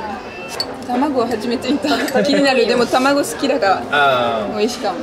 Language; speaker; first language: Japanese; non-native, fluent; French